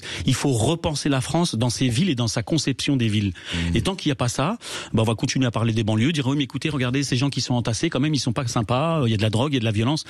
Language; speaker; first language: French; native; French